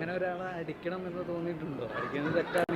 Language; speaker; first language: Malayalam; native; Malayalam